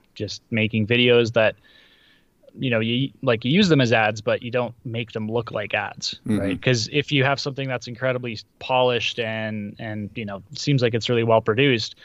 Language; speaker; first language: English; early bilingual, other home language; Russian